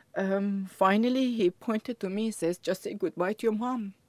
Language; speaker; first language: English; non-native, learner; Persian